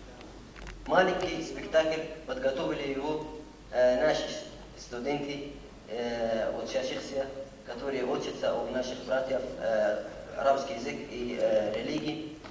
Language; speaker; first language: Russian; non-native, learner; Arabic